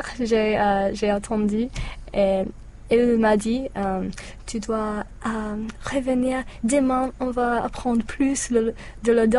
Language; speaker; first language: French; non-native, learner; English